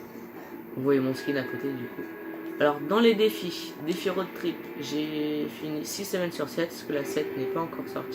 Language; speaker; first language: French; native; French